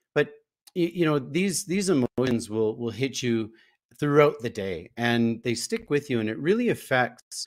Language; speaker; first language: English; native; English